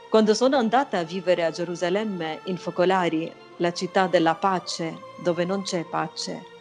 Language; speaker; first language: Italian; non-native, fluent; Arabic